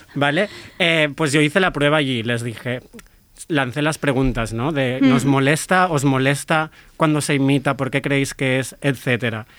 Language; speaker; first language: Spanish; native; Spanish